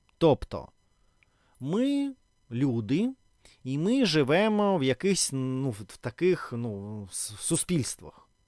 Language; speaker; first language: Ukrainian; non-native, local second language; Russian